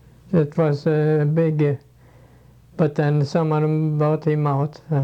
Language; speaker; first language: English; non-native, fluent; Swedish